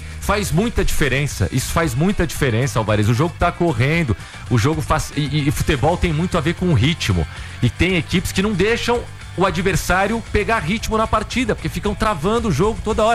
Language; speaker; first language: Portuguese; native; Portuguese